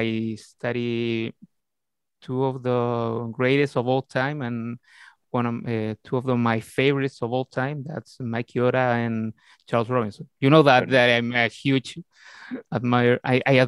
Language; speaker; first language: English; non-native, learner; Spanish